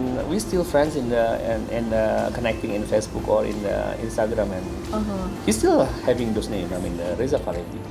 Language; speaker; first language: English; non-native, learner; Indonesian